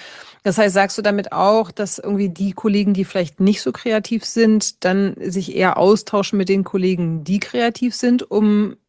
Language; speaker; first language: German; native; German